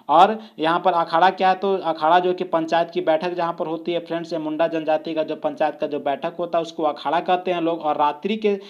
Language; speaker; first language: Hindi; native; Hindi